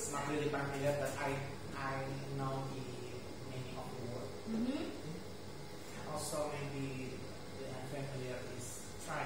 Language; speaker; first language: English; non-native, learner; Indonesian